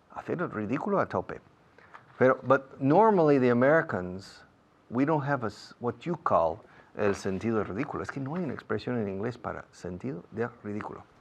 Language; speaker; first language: Spanish; non-native, fluent; English